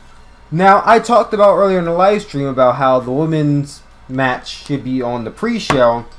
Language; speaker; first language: English; native; English